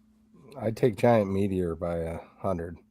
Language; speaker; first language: English; native; English